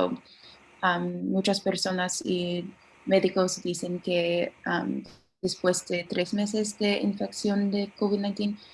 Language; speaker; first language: Spanish; non-native, learner; English